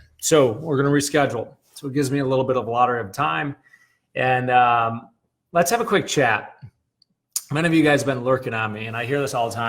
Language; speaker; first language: English; native; English